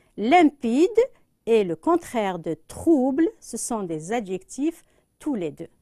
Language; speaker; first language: French; non-native, local second language; Arabic